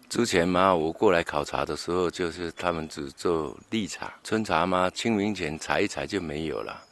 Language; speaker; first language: Chinese; native; Chinese